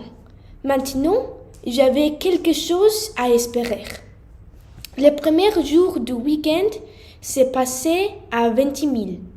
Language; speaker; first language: French; non-native, learner; English